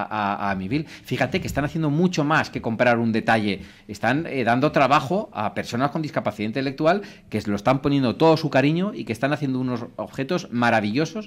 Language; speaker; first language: Spanish; native; Spanish